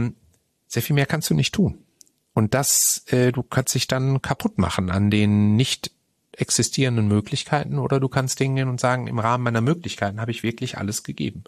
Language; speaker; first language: German; native; German